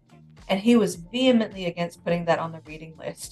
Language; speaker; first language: English; native; English